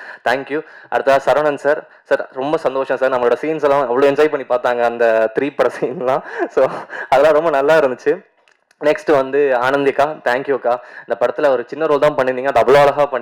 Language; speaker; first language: Tamil; native; Tamil